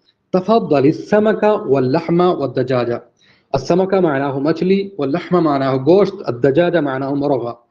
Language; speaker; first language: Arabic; non-native, fluent; Urdu